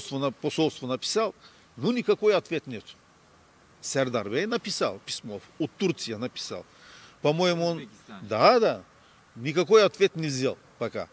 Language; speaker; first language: Russian; non-native, learner; Turkish